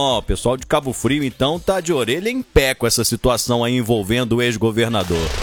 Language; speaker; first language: Portuguese; native; Portuguese